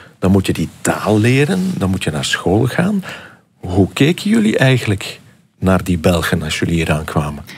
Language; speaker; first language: Dutch; native; Dutch